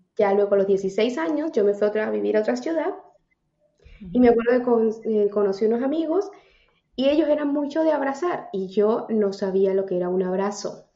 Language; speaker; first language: Spanish; native; Spanish